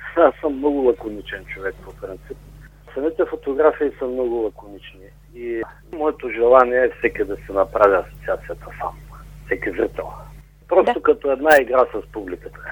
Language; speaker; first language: Bulgarian; native; Bulgarian